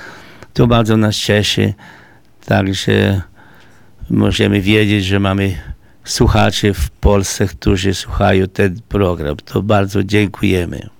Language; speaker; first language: Polish; early bilingual, heritage; Polish